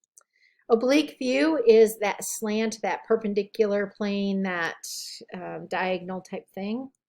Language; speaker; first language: English; native; English